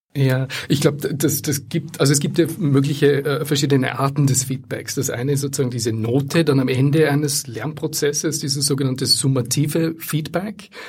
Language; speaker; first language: German; native; German